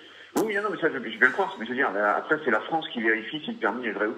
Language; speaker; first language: French; native; French